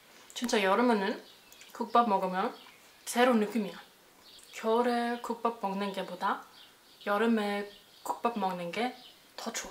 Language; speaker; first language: Korean; non-native, fluent; German